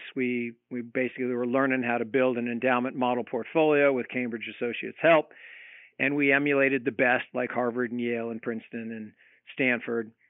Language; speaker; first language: English; native; English